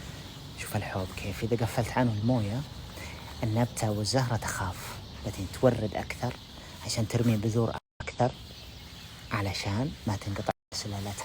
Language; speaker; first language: Arabic; native; Arabic